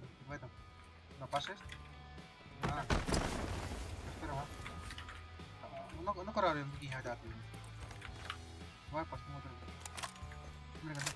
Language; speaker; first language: Russian; non-native, local second language; Yakut